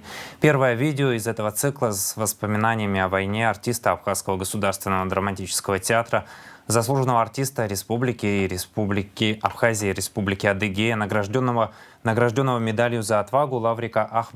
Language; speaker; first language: Russian; native; Russian